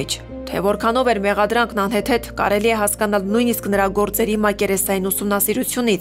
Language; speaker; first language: Armenian; native; Armenian